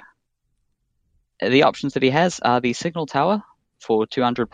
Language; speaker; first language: English; native; English